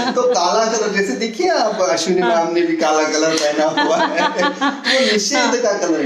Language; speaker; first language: Hindi; non-native, local second language; Marathi